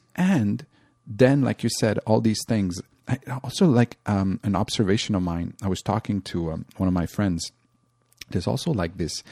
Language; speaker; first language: English; non-native, local second language; French